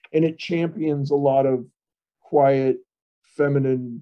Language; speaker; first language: English; native; English